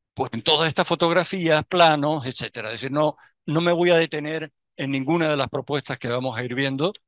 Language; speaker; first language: Spanish; native; Spanish